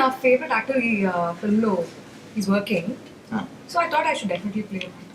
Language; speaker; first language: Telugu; non-native, learner; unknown